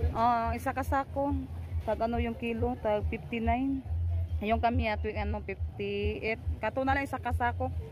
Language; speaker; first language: Filipino; non-native, local second language; Cebuano